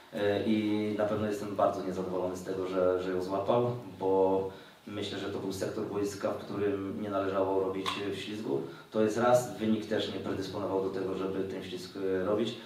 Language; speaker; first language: Polish; native; Polish